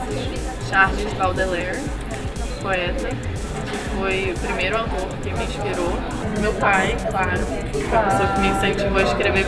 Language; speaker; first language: Portuguese; native; Portuguese